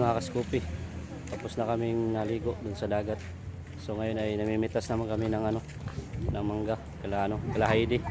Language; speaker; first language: Filipino; non-native, local second language; Waray